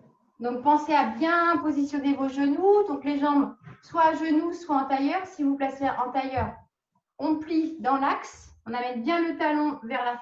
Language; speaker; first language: French; native; French